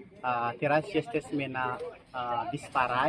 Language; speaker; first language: Polish; non-native, learner; Malagasy